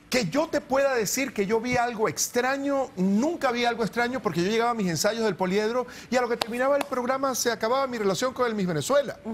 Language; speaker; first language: Spanish; native; Spanish